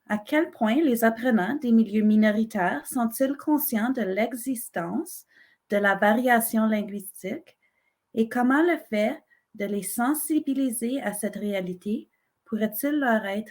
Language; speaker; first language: French; native; French